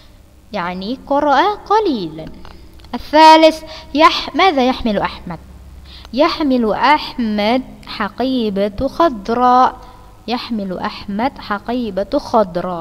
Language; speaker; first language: Arabic; non-native, fluent; Indonesian